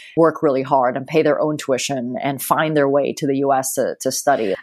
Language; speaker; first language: English; early bilingual, other home language; Cantonese